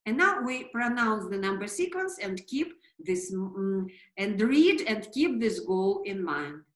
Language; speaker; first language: English; non-native, fluent; Russian